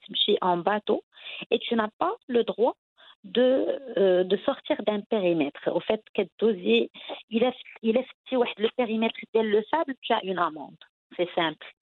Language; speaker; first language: French; non-native, local second language; Arabic